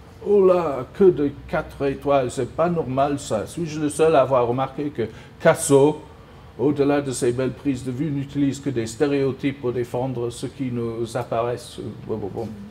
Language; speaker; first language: French; non-native, fluent; English